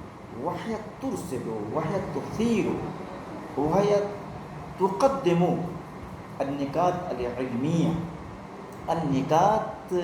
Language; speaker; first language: Arabic; non-native, fluent; Urdu